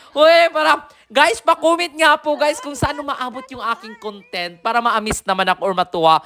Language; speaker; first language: Filipino; native; Filipino